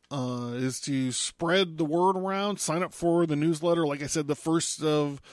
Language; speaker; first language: English; native; English